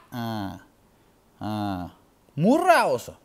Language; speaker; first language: Malay; non-native, learner; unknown